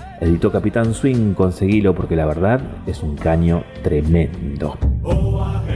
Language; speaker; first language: Spanish; native; Spanish